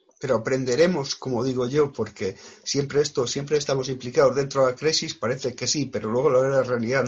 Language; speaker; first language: Spanish; native; Spanish